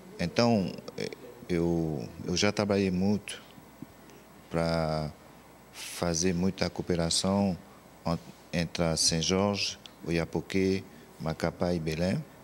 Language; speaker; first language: Portuguese; non-native, fluent; French